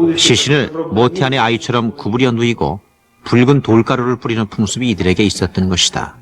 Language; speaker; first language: Korean; native; Korean